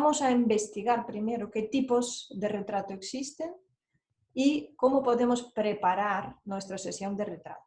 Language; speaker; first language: Spanish; non-native, fluent; Russian